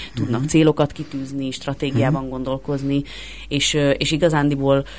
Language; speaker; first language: Hungarian; native; Hungarian